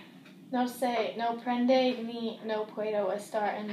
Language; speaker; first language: Spanish; non-native, learner; English